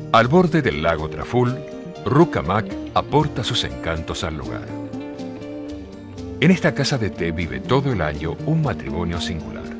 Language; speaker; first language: Spanish; native; Spanish